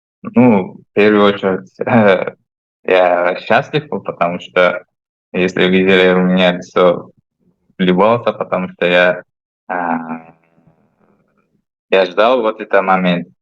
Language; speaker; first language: Russian; non-native, fluent; Uzbek